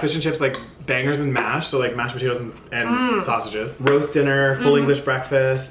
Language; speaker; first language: English; native; English